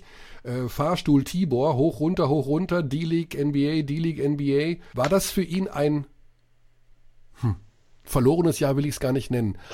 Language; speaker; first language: German; native; German